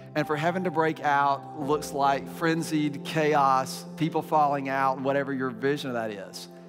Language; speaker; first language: English; native; English